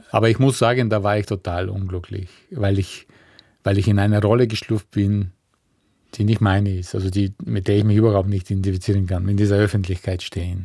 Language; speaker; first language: German; non-native, fluent; Bulgarian